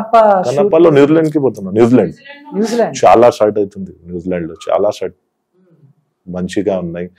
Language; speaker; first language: Telugu; non-native, local second language; Hindi